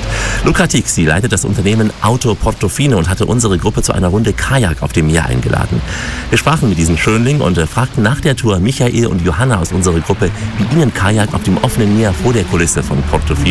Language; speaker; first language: German; native; German